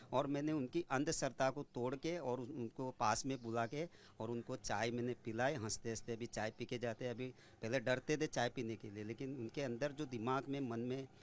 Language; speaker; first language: Hindi; non-native, local second language; Gujarati